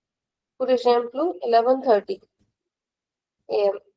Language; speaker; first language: Portuguese; non-native, fluent; Hindi